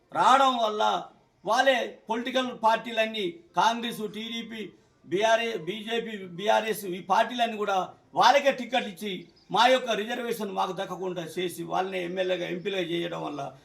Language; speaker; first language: Telugu; non-native, local second language; Koya